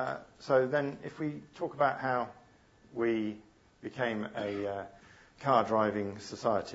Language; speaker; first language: English; native; English